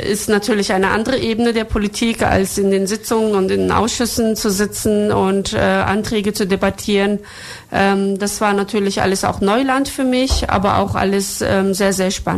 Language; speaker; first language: German; early bilingual, other home language; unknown